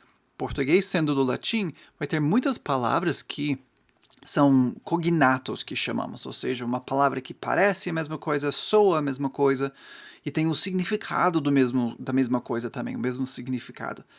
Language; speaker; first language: Portuguese; non-native, fluent; English